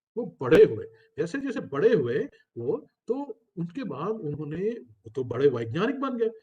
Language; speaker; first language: Hindi; non-native, local second language; Telugu